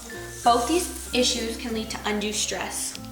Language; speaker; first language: English; native; English